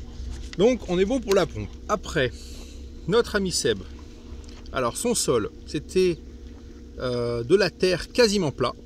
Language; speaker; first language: French; native; French